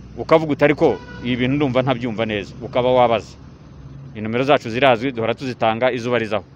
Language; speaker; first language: Kinyarwanda; native; Kinyarwanda